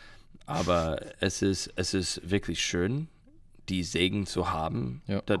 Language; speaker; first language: German; non-native, learner; English